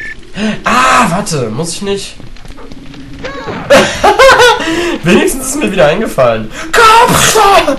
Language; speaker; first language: German; native; German